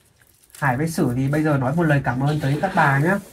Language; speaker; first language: Vietnamese; native; Vietnamese